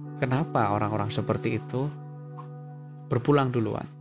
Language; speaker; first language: Indonesian; native; Indonesian